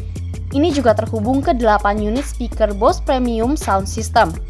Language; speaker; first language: Indonesian; native; Indonesian